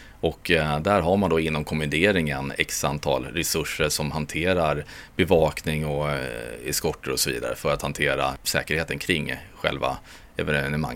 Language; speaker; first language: Swedish; native; Swedish